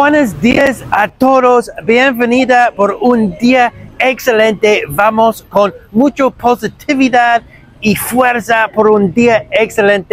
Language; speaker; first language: Spanish; non-native, learner; English